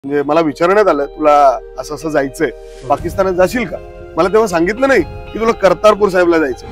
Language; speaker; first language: Marathi; early bilingual, other home language; Punjabi